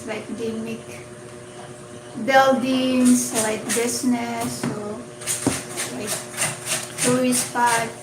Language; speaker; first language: English; non-native, local second language; Filipino